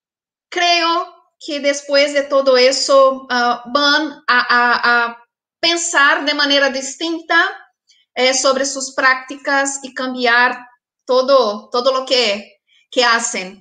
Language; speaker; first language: Spanish; non-native, fluent; Portuguese